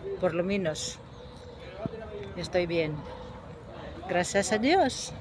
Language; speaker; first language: Spanish; non-native, learner; Filipino